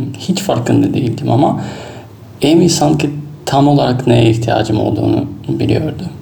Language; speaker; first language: Turkish; non-native, fluent; Russian